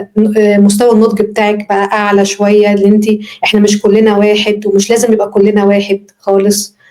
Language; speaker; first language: Arabic; native; Arabic